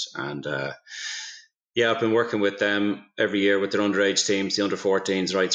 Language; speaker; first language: English; native; English